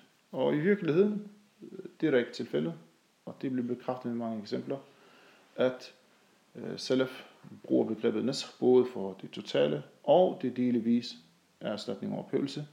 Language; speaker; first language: Danish; non-native, fluent; Arabic